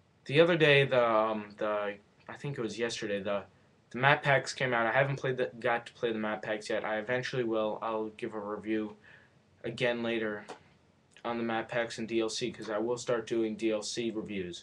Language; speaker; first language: English; native; English